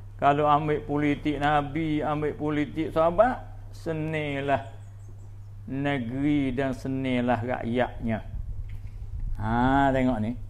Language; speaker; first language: Malay; native; Malay